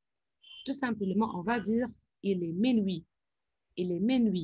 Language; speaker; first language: French; non-native, fluent; Arabic